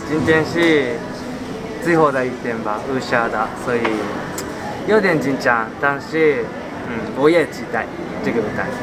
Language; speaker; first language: Chinese; non-native, learner; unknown